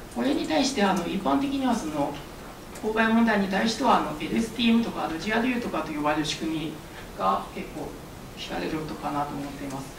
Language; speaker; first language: Japanese; early bilingual, other home language; Chinese